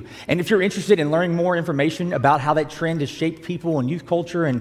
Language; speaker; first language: English; native; English